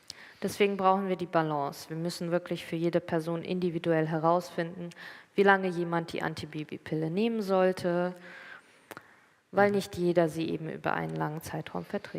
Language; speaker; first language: German; native; German